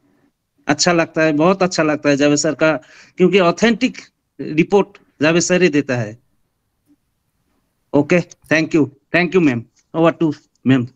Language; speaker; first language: Hindi; non-native, local second language; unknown